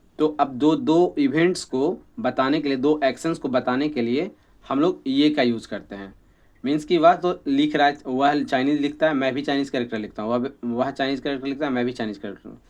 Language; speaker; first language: Hindi; native; Hindi